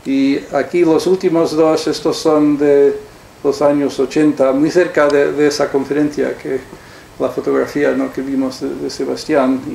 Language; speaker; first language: Spanish; early bilingual, heritage; Spanish